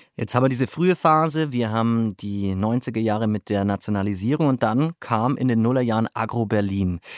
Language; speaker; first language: German; native; German